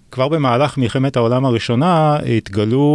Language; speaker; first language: Hebrew; native; Hebrew